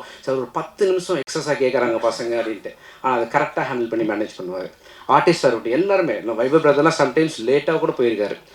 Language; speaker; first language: Tamil; native; Tamil